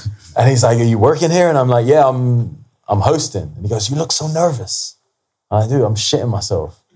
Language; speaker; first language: English; native; English